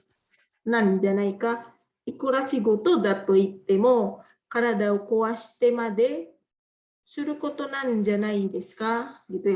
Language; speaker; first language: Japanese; non-native, fluent; Indonesian